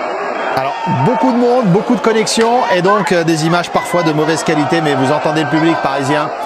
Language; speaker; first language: French; native; French